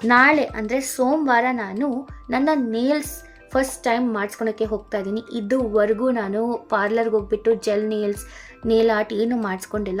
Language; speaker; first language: Kannada; native; Kannada